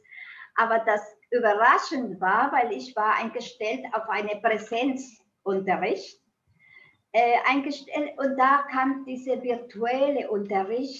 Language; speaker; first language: German; non-native, fluent; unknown